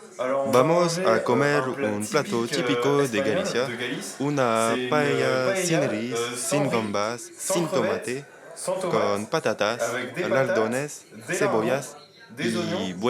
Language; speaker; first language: Spanish; non-native, learner; French